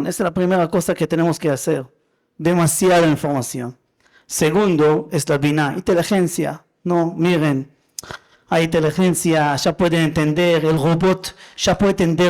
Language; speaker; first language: Spanish; non-native, fluent; Hebrew